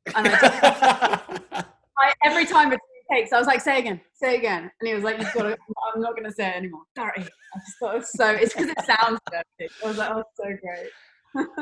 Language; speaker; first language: English; native; English